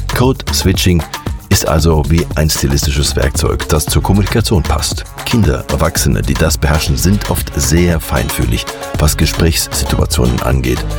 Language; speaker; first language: German; native; German